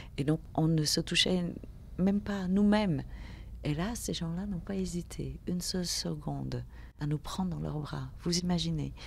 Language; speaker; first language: French; early bilingual, other home language; Vietnamese